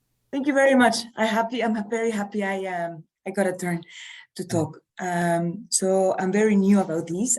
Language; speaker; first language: English; non-native, fluent; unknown